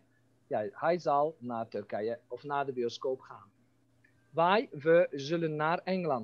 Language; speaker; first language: Dutch; non-native, fluent; Turkish